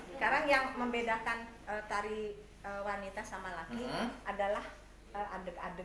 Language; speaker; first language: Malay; non-native, local second language; Sundanese